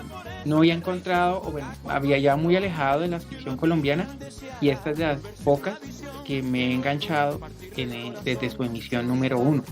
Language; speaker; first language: Spanish; native; Spanish